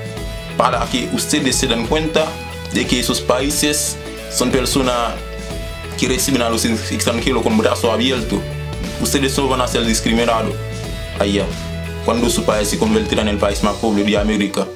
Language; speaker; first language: Spanish; non-native, fluent; Haitian Creole